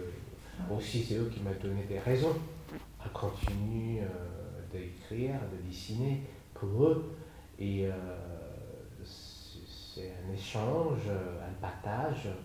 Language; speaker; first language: French; non-native, fluent; Chinese